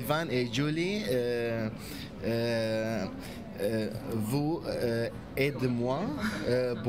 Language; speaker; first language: French; non-native, learner; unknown